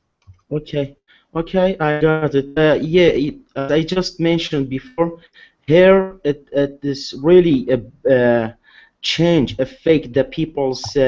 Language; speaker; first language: English; non-native, learner; Arabic